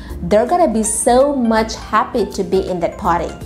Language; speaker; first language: English; non-native, fluent; Indonesian